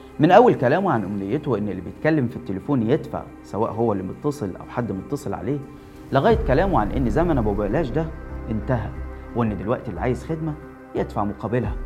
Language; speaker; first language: Arabic; native; Arabic